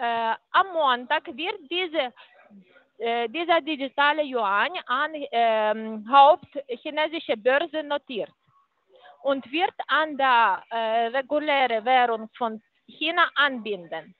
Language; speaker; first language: German; non-native, fluent; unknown